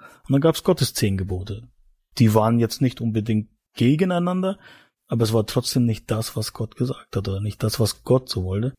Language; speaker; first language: German; native; German